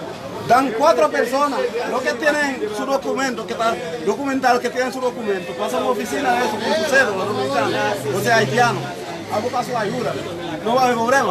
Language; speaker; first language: Spanish; non-native, learner; Haitian Creole